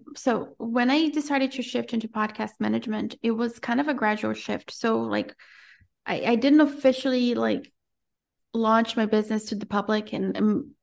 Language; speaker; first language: English; non-native, fluent; Portuguese